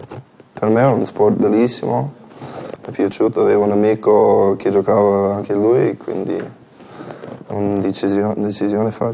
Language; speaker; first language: Italian; non-native, learner; English